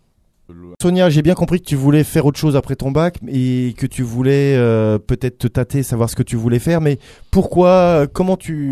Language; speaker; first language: French; native; French